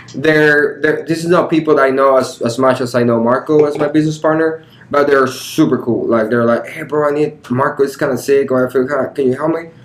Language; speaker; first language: English; early bilingual, other home language; Spanish